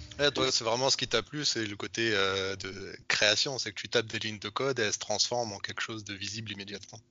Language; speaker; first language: French; native; French